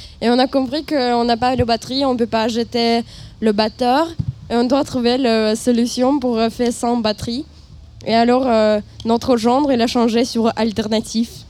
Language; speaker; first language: French; non-native, learner; Ukrainian